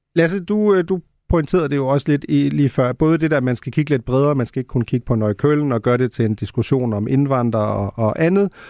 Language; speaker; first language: Danish; early bilingual, heritage; Danish